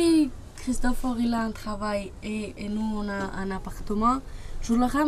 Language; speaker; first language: French; non-native, learner; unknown